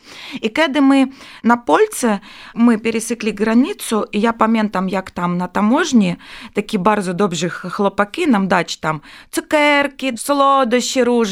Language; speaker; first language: Ukrainian; non-native, local second language; Russian